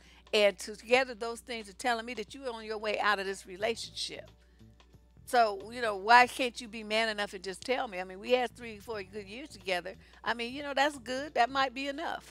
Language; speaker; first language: English; native; English